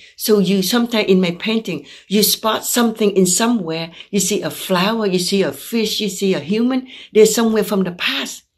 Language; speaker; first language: English; non-native, fluent; Vietnamese